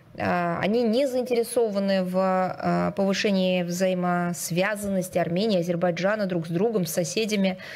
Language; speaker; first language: Russian; native; Russian